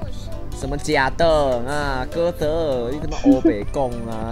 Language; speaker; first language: Chinese; native; Chinese